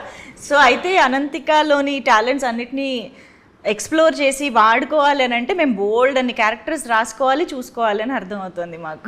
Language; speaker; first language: Telugu; native; Telugu